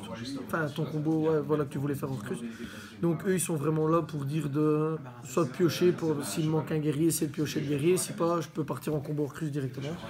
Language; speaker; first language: French; native; French